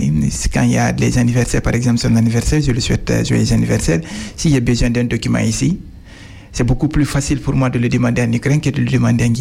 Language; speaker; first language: French; non-native, fluent; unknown